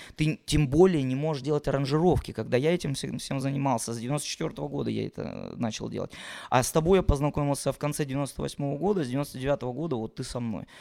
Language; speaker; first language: Russian; native; Russian